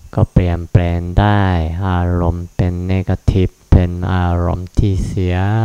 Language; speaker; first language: Thai; non-native, fluent; Japanese